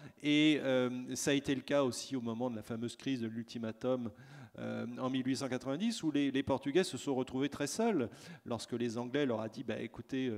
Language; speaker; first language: French; native; French